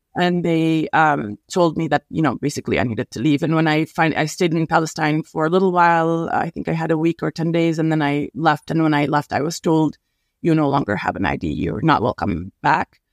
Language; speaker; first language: English; non-native, fluent; Arabic